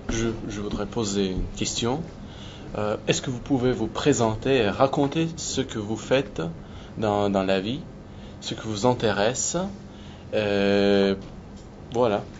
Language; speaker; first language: French; non-native, learner; Russian